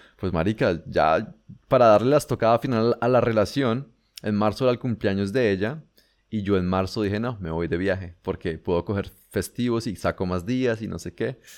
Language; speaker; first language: Spanish; native; Spanish